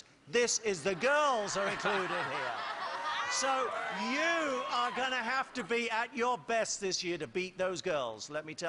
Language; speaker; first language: English; native; English